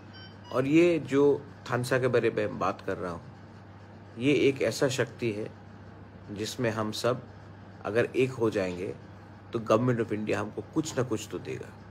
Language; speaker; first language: Hindi; non-native, local second language; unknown